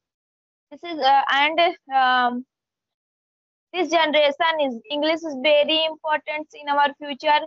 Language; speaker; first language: English; non-native, learner; Hindi